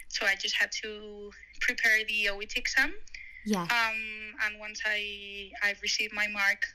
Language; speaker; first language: English; non-native, fluent; Spanish